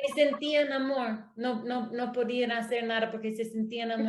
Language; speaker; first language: Spanish; non-native, learner; English